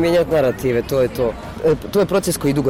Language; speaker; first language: Serbian; native; Serbian